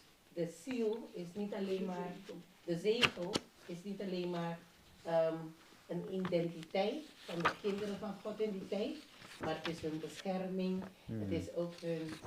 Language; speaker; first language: Dutch; non-native, learner; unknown